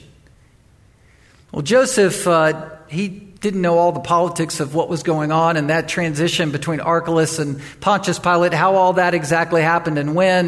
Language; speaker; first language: English; native; English